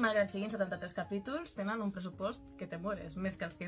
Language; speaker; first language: Catalan; native; Catalan